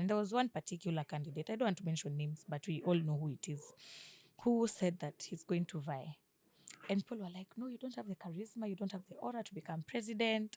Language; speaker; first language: English; non-native, local second language; Swahili